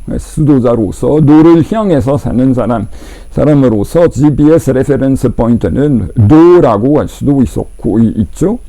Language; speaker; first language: Korean; non-native, fluent; French